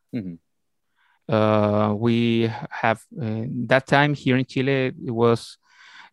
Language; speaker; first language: English; non-native, learner; Spanish